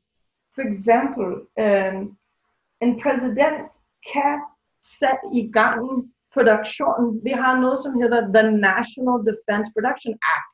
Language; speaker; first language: Danish; non-native, fluent; English